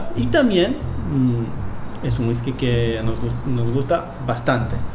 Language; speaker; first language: Spanish; non-native, fluent; English